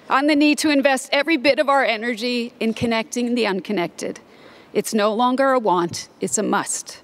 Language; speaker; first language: English; native; English